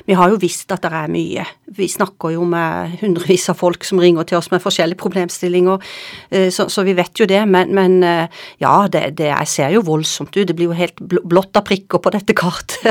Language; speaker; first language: Norwegian; native; Norwegian